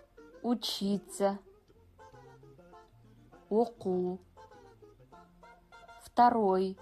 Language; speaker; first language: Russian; non-native, fluent; Kazakh